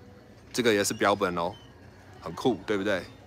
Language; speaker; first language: Chinese; non-native, fluent; English